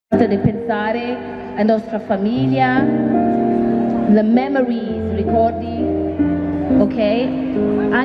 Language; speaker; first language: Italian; non-native, learner; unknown